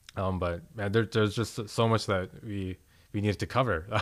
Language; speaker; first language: English; native; English